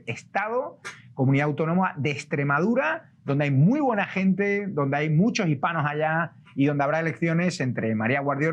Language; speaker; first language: Spanish; native; Spanish